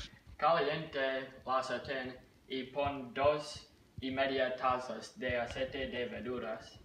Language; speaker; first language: Spanish; non-native, learner; English